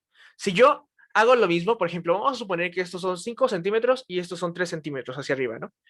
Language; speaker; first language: Spanish; native; Spanish